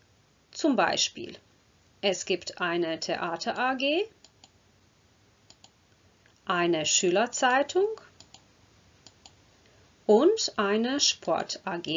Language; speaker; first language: German; non-native, fluent; Croatian